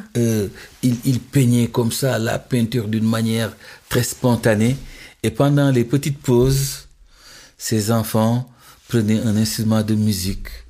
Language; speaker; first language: French; non-native, local second language; Wolof